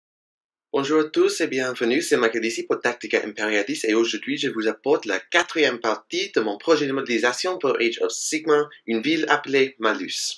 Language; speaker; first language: French; non-native, fluent; English